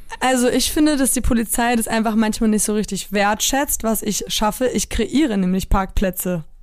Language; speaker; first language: German; early bilingual, other home language; Polish